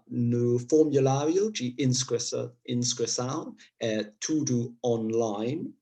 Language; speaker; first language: Portuguese; non-native, learner; English